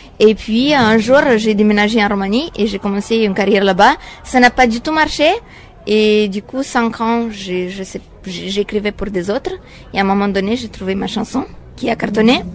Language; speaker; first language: French; non-native, fluent; Romanian